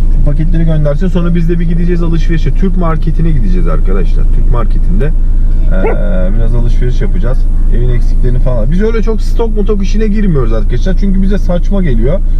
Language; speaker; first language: Turkish; native; Turkish